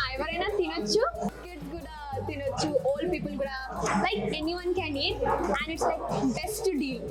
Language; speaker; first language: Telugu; non-native, learner; Hindi